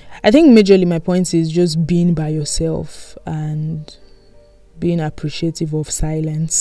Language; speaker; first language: English; non-native, local second language; Yoruba